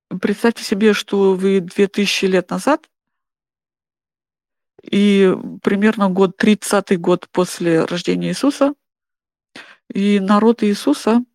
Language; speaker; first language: Russian; non-native, fluent; German